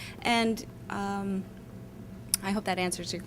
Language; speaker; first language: English; native; English